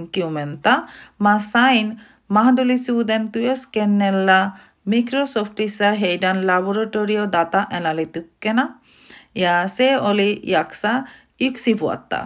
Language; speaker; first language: Finnish; non-native, fluent; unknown